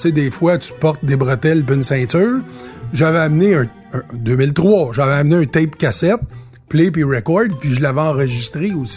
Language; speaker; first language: French; native; French